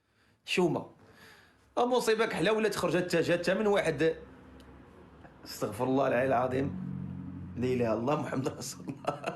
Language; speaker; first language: Arabic; native; Arabic